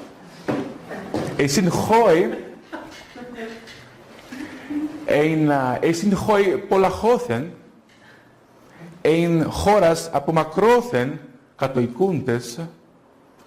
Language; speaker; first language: Greek; non-native, fluent; Portuguese